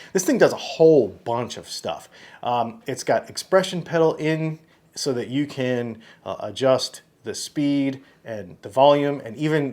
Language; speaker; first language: English; native; English